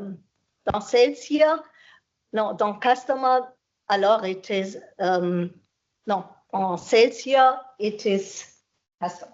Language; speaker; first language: French; non-native, fluent; German